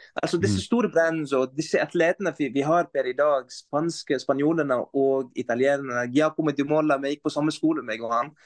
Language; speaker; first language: Norwegian; non-native, fluent; Arabic